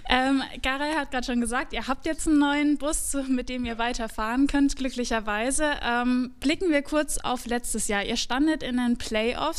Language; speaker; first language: German; native; German